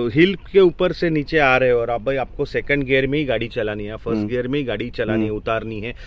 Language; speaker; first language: Hindi; non-native, local second language; Marathi